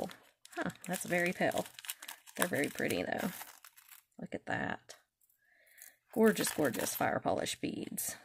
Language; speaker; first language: English; native; English